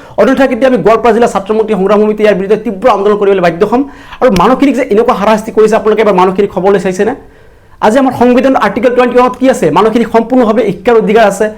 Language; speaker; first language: Assamese; non-native, local second language; Bangla